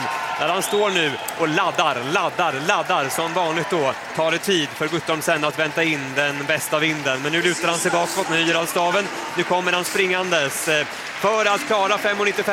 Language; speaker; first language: Swedish; native; Swedish